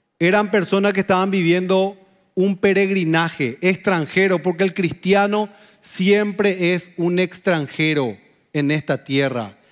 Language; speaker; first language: Spanish; native; Spanish